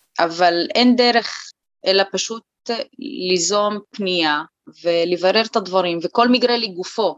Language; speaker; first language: Hebrew; non-native, local second language; Arabic